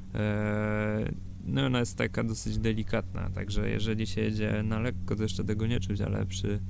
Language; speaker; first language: Polish; native; Polish